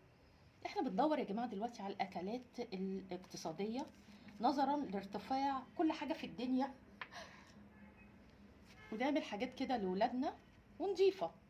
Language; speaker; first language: Arabic; native; Arabic